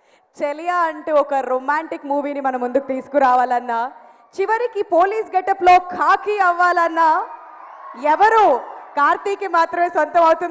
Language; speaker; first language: Telugu; native; Telugu